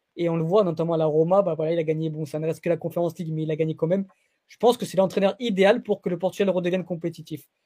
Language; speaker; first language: French; early bilingual, other home language; Portuguese